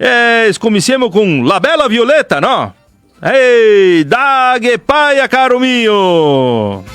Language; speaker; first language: Italian; early bilingual, heritage; Portuguese